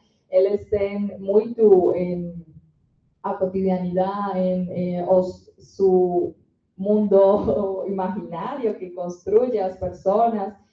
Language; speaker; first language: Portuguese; non-native, learner; Spanish